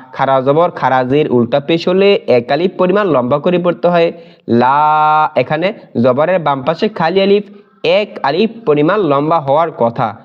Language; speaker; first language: Bangla; native; Bangla